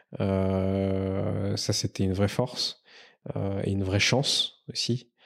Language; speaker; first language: French; native; French